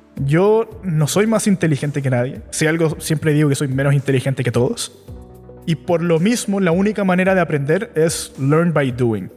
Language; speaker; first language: Spanish; native; Spanish